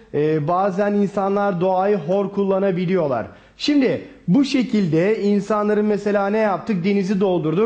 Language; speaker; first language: Turkish; native; Turkish